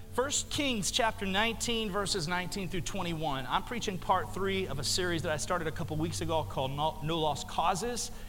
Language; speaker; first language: English; native; English